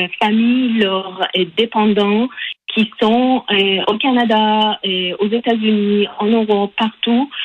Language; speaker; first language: French; non-native, local second language; Persian